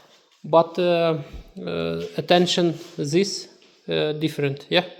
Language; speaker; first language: English; non-native, learner; Ukrainian